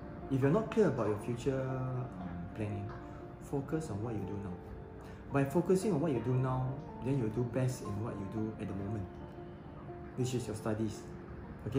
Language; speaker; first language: English; non-native, local second language; Chinese